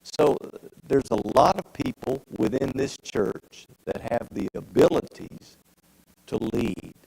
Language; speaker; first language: English; native; English